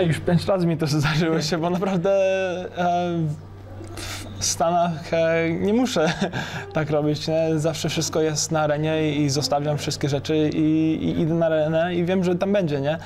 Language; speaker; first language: Polish; early bilingual, heritage; English